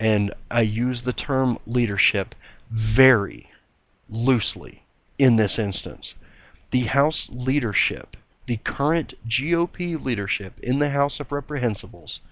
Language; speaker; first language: English; native; English